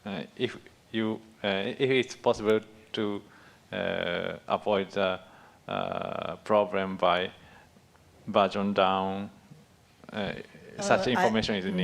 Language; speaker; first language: English; non-native, fluent; Japanese